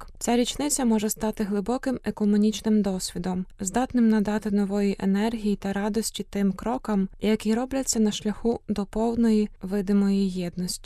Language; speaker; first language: Ukrainian; native; Ukrainian